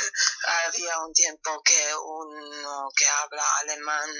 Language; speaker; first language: Spanish; non-native, fluent; German